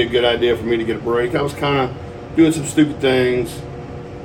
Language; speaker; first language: English; native; English